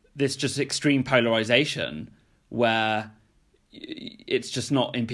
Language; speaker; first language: English; native; English